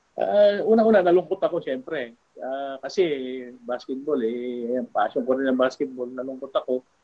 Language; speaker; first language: Filipino; native; Filipino